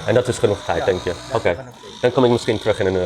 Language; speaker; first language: Dutch; non-native, learner; English